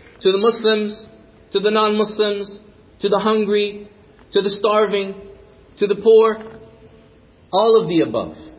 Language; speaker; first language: English; native; English